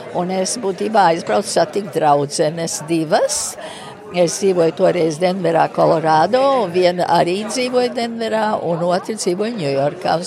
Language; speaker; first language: Latvian; early bilingual, heritage; Latvian